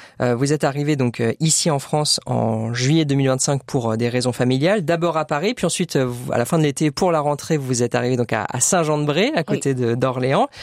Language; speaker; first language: French; native; French